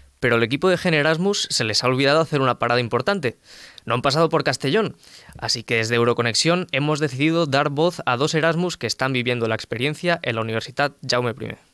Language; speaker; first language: Spanish; native; Spanish